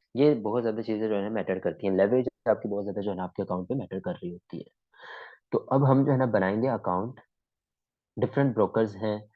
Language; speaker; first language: Urdu; non-native, local second language; Punjabi